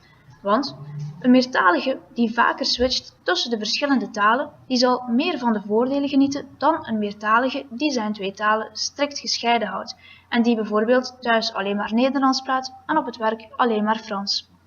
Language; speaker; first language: Dutch; native; Dutch